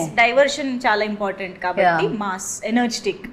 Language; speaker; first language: Telugu; native; Telugu